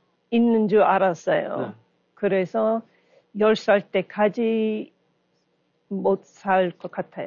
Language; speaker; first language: Korean; non-native, learner; English